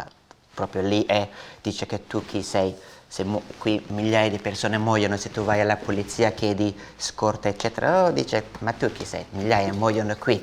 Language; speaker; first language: Italian; non-native, fluent; Persian